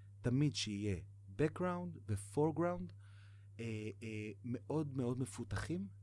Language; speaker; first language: Hebrew; native; Hebrew